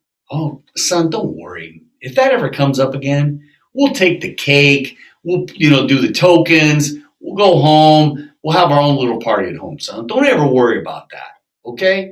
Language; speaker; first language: English; early bilingual, other home language; Spanish